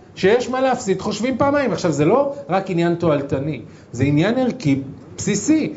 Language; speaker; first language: Hebrew; native; Hebrew